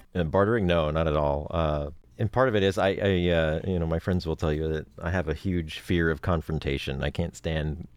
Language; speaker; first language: English; native; English